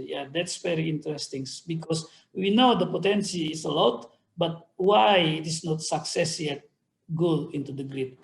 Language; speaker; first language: English; non-native, fluent; Indonesian